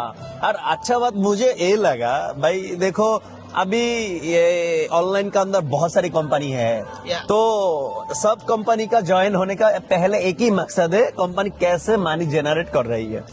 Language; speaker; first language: Hindi; non-native, fluent; Bangla